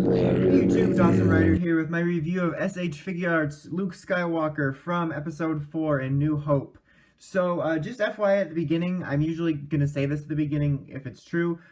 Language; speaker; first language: English; native; English